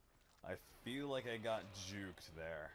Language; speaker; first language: English; native; English